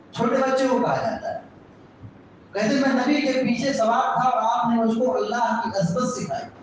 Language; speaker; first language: Urdu; native; Urdu